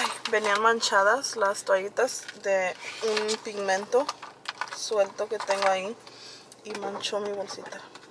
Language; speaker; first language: Spanish; early bilingual, heritage; Spanish